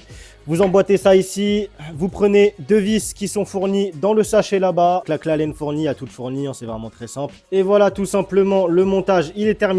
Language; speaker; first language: French; native; French